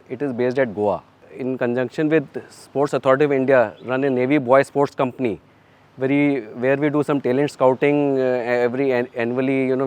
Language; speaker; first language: English; non-native, fluent; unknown